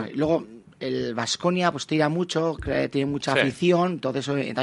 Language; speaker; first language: Spanish; native; Spanish